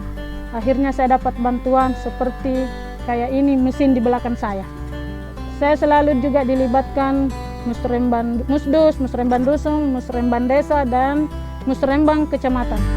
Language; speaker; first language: Indonesian; non-native, local second language; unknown